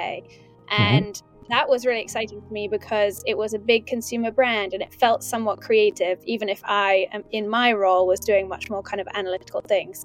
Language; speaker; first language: English; native; English